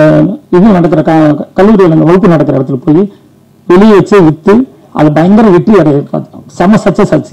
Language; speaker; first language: Tamil; native; Tamil